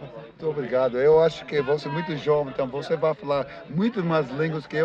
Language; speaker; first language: Portuguese; non-native, fluent; English